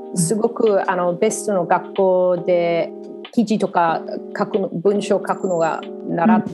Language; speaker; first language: Japanese; non-native, fluent; English